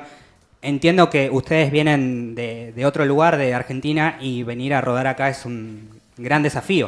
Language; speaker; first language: Spanish; native; Spanish